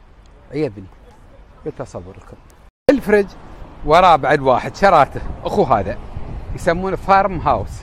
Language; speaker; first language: Arabic; native; Arabic